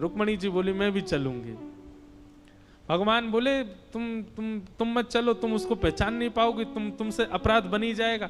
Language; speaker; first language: Hindi; native; Hindi